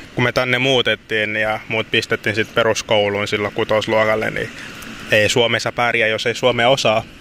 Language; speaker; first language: Finnish; early bilingual, other home language; Lingala